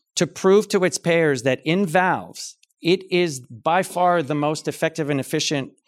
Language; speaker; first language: English; native; English